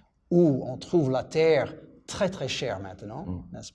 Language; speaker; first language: French; non-native, fluent; English